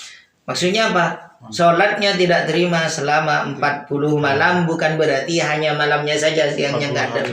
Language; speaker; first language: Indonesian; native; Indonesian